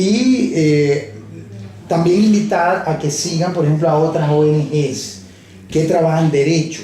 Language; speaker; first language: Spanish; native; Spanish